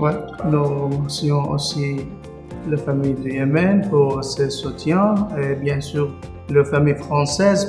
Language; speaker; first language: French; non-native, learner; Arabic